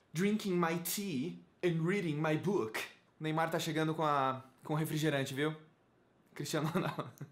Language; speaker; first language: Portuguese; native; Portuguese